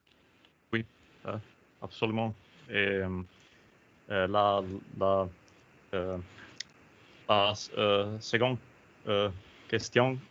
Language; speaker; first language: French; non-native, learner; Italian